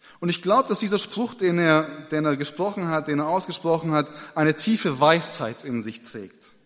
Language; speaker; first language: German; native; German